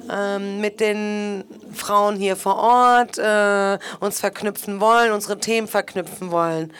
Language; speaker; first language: German; non-native, fluent; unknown